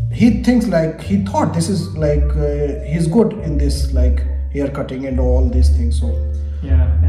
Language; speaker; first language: English; non-native, local second language; Hindi